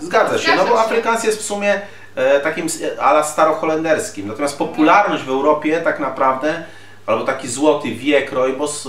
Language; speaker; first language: Polish; native; Polish